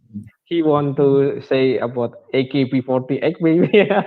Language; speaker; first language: English; non-native, learner; Indonesian